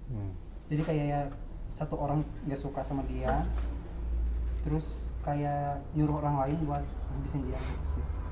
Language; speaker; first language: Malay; non-native, local second language; Sundanese